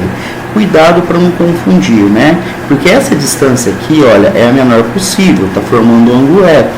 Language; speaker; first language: Portuguese; native; Portuguese